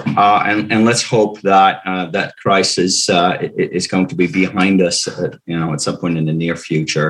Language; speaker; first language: English; non-native, fluent; Dutch